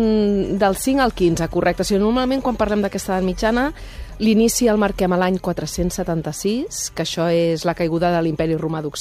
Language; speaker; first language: Catalan; native; Catalan